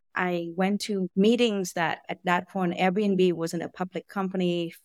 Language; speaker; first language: English; non-native, fluent; Vietnamese